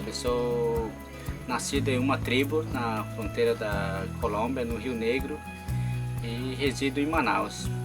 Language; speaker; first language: Portuguese; non-native, local second language; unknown